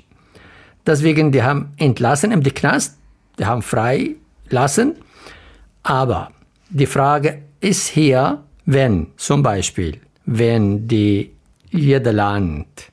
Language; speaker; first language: German; non-native, learner; Arabic